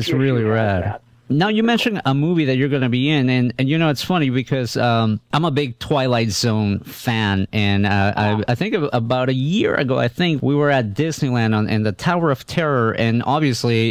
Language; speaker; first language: English; native; English